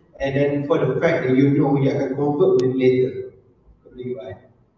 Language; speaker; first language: English; non-native, local second language; Malay